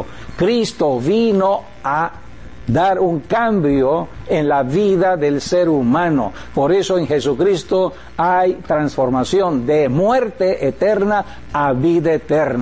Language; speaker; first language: Spanish; native; Spanish